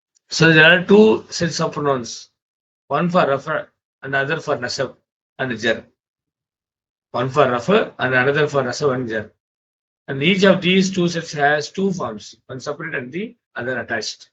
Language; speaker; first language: English; non-native, local second language; Tamil